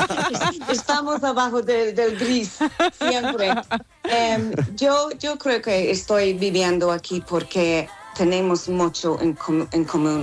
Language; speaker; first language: Spanish; non-native, fluent; English